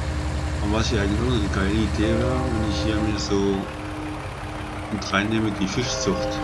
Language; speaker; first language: German; native; German